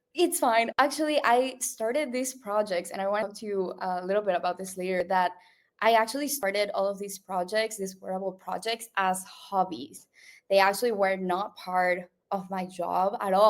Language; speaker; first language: English; non-native, local second language; Spanish